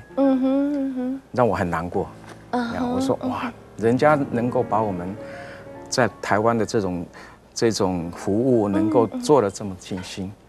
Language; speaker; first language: Chinese; native; Chinese